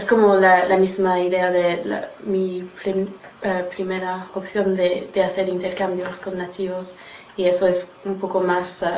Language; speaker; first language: Spanish; non-native, learner; English